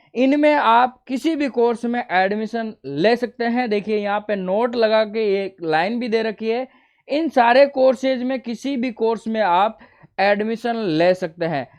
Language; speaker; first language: Hindi; native; Hindi